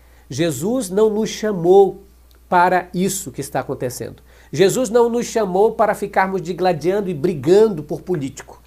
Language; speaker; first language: Portuguese; native; Portuguese